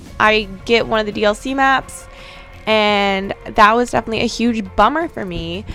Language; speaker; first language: English; native; English